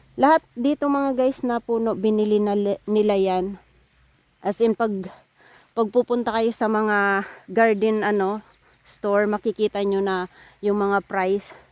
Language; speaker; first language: Filipino; native; Filipino